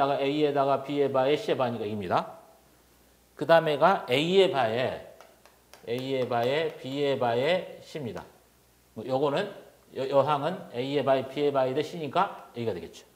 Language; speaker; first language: Korean; native; Korean